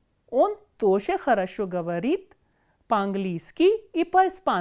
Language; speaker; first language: Russian; non-native, fluent; Hindi